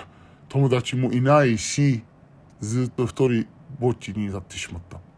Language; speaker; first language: Japanese; non-native, learner; Arabic